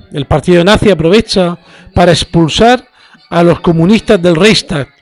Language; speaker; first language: Spanish; native; Spanish